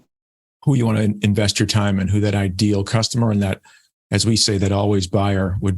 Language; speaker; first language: English; native; English